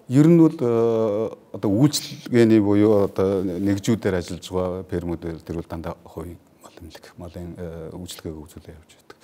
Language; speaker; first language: Mongolian; native; Mongolian